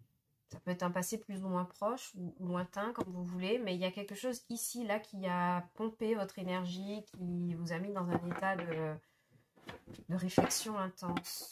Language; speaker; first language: French; native; French